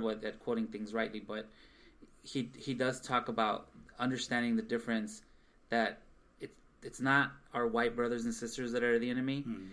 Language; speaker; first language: English; native; English